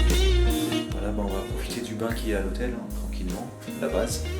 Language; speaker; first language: French; native; French